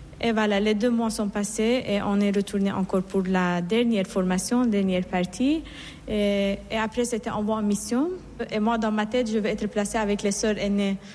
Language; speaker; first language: French; non-native, fluent; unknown